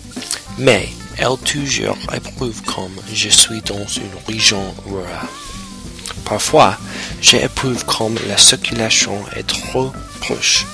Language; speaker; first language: French; non-native, learner; English